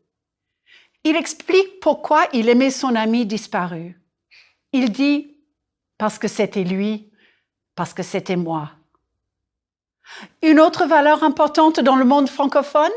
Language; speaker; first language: French; non-native, fluent; English